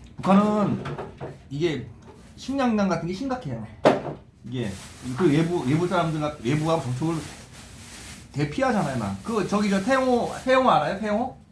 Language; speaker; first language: Korean; native; Korean